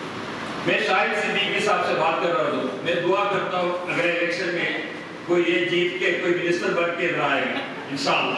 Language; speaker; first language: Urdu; non-native, local second language; Malayalam